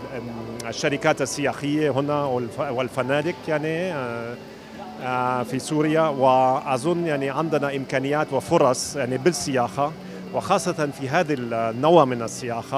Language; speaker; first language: Arabic; non-native, fluent; German